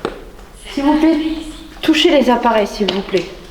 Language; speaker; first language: French; native; French